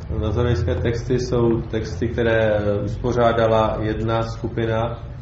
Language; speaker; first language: Czech; native; Czech